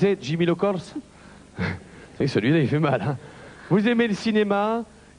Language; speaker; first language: French; native; French